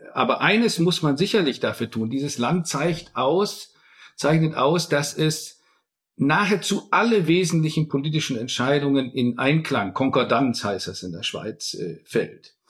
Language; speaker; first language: German; native; German